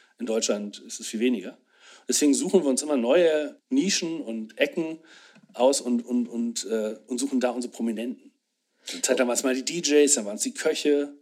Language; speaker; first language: German; native; German